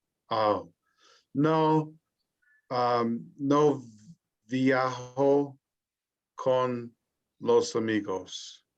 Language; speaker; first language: Spanish; non-native, learner; English